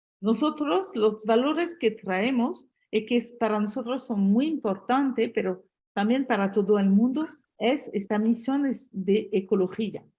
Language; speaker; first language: Spanish; non-native, fluent; French